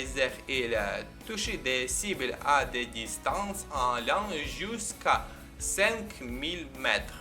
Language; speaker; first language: French; non-native, learner; Ukrainian